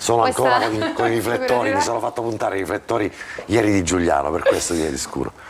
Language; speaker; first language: Italian; native; Italian